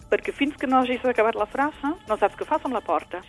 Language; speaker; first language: Catalan; non-native, fluent; German